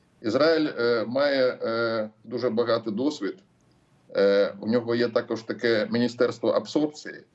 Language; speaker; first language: Ukrainian; non-native, local second language; Russian